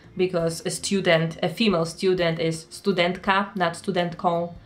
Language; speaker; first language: English; non-native, fluent; Polish